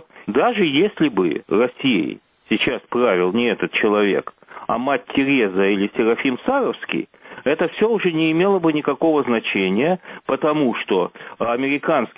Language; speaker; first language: Russian; native; Russian